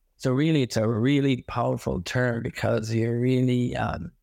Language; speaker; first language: English; non-native, fluent; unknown